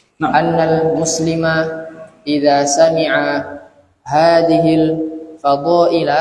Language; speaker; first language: Arabic; non-native, learner; Indonesian